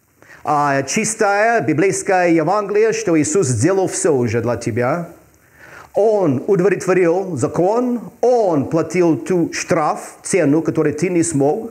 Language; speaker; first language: Russian; non-native, fluent; English